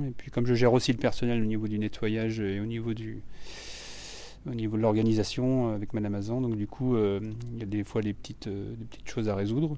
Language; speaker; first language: French; native; French